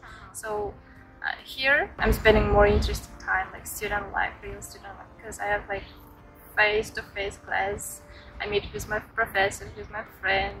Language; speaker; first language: English; non-native, learner; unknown